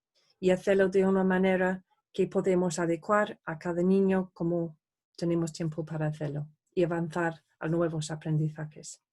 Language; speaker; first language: Spanish; non-native, fluent; English